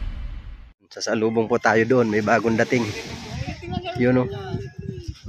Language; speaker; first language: Filipino; native; Filipino